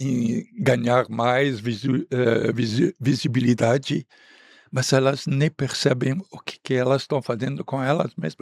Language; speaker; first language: Portuguese; non-native, fluent; Arabic